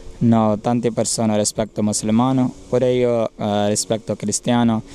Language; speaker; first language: Italian; non-native, learner; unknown